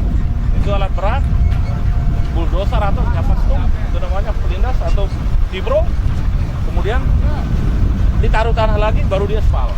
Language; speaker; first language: Indonesian; non-native, local second language; Sasak